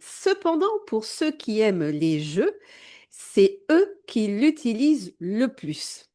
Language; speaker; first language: French; native; French